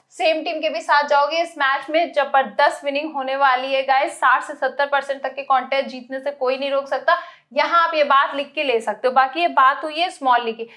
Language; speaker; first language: Hindi; native; Hindi